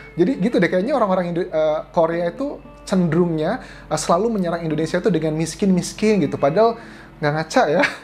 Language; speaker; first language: Indonesian; native; Indonesian